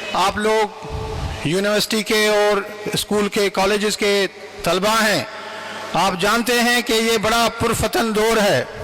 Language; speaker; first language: Urdu; non-native, local second language; Sindhi